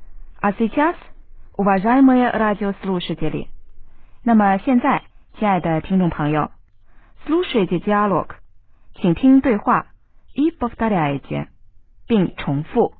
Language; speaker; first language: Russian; non-native, fluent; Chinese